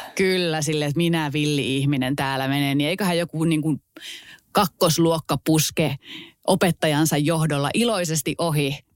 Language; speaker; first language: Finnish; native; Finnish